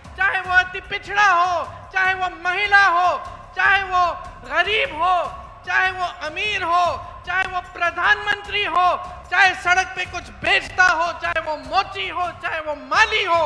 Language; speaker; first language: Hindi; native; Hindi